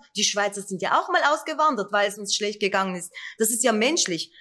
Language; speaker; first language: German; early bilingual, other home language; Kurdish